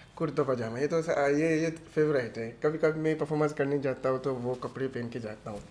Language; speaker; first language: Hindi; non-native, fluent; Swahili